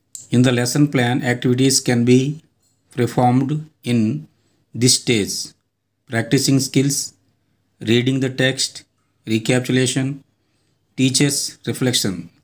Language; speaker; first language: English; non-native, local second language; Telugu